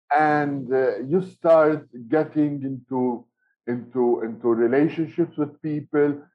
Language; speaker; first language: English; non-native, fluent; Maltese